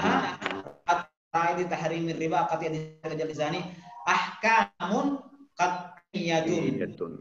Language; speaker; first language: Arabic; non-native, fluent; Indonesian